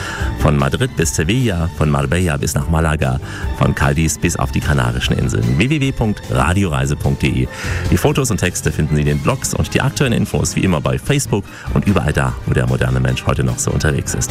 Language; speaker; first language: German; native; German